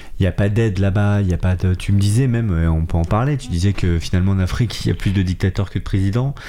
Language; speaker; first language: French; native; French